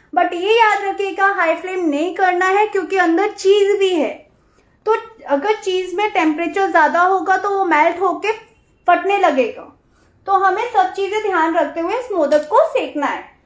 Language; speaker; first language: Hindi; native; Hindi